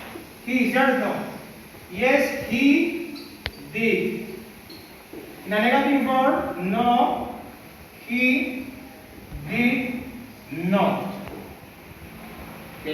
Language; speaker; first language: English; non-native, learner; Spanish